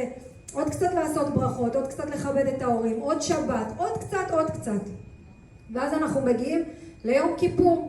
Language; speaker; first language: Hebrew; native; Hebrew